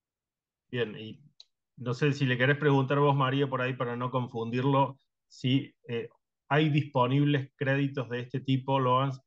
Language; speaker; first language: Spanish; native; Spanish